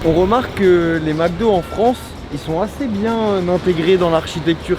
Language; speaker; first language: French; native; French